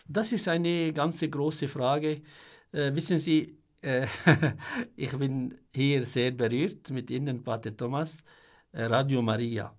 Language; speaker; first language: German; non-native, fluent; Arabic